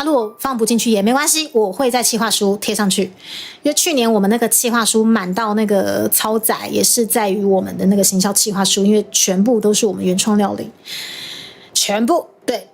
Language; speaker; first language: Chinese; native; Chinese